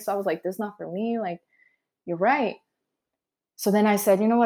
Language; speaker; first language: English; early bilingual, other home language; Spanish